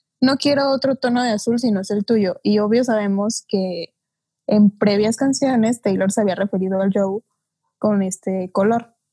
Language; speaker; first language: Spanish; native; Spanish